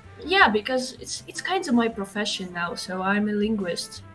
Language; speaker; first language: English; non-native, fluent; Russian